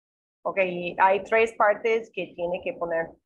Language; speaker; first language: Spanish; non-native, learner; English